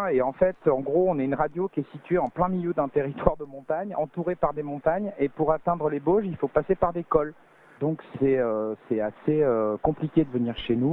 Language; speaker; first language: French; native; French